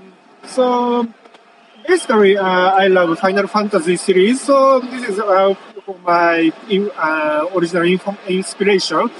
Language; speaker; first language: English; non-native, learner; Japanese